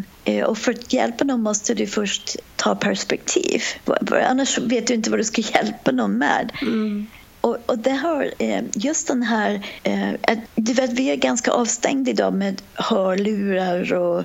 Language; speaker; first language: Swedish; non-native, fluent; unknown